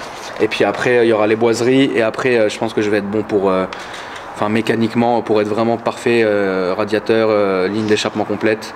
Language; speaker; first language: French; native; French